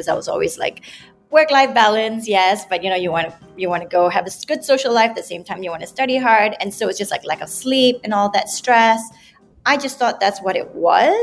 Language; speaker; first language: English; non-native, local second language; Malay